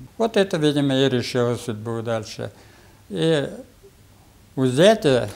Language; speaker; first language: Russian; non-native, local second language; Bashkir